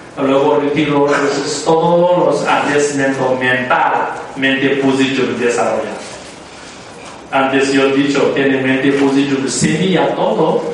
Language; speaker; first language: Spanish; non-native, learner; Tibetan